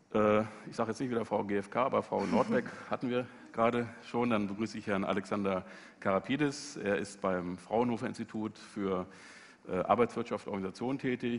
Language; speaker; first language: German; native; German